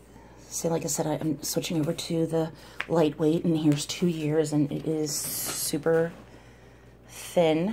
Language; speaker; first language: English; native; English